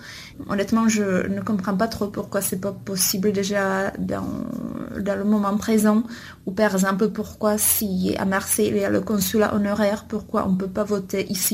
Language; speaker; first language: French; non-native, fluent; Czech